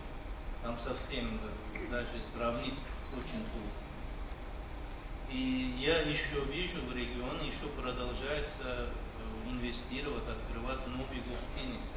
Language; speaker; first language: Russian; non-native, fluent; Turkish